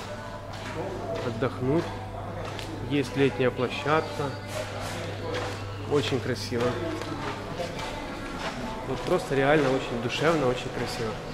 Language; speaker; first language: Russian; native; Russian